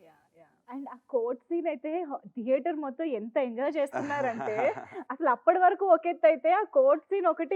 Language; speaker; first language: Telugu; native; Telugu